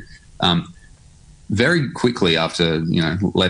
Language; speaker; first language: English; native; English